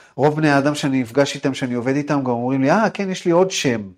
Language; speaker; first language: Hebrew; native; Hebrew